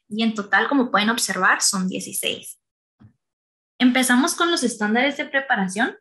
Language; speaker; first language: Spanish; native; Spanish